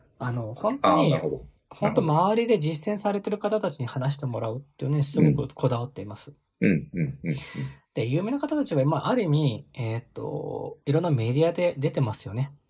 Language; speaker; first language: Japanese; native; Japanese